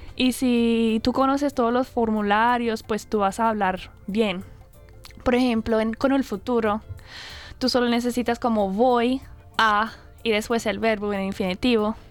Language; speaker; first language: Spanish; non-native, fluent; English